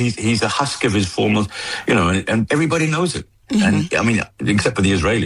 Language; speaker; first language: English; native; English